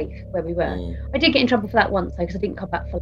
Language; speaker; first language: English; native; English